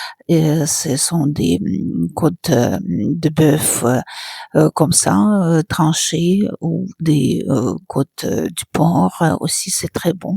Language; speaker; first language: French; non-native, fluent; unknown